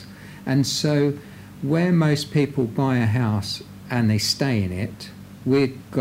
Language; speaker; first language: English; native; English